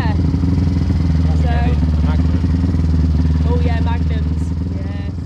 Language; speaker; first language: English; native; English